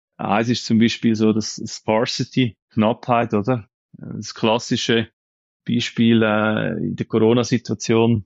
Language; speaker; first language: German; native; German